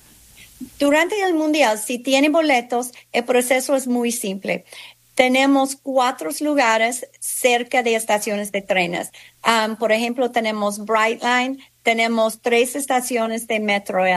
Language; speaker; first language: Spanish; non-native, fluent; English